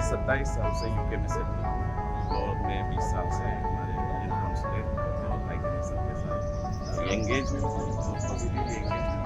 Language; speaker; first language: Hindi; native; Hindi